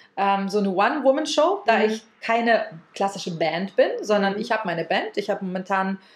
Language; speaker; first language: German; early bilingual, other home language; Ukrainian